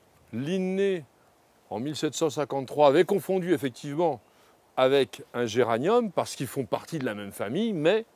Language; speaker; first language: French; native; French